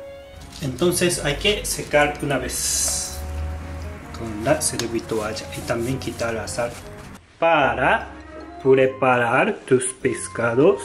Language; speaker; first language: Spanish; non-native, fluent; Japanese